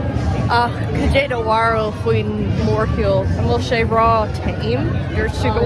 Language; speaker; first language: Irish; non-native, local second language; English